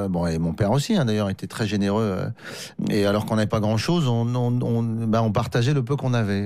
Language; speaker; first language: French; native; French